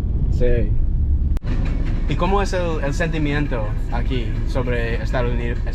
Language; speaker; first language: Spanish; non-native, learner; English